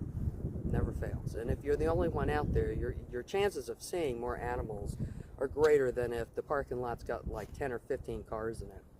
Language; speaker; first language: English; native; English